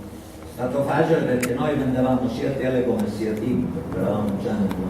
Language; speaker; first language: Italian; native; Italian